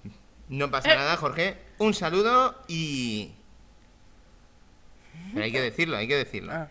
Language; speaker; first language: Spanish; native; Spanish